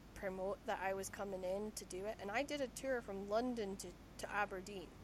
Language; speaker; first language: English; native; English